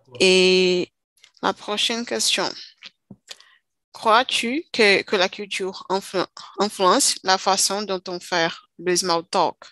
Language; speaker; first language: French; non-native, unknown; Portuguese